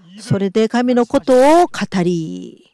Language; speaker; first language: Japanese; non-native, fluent; Korean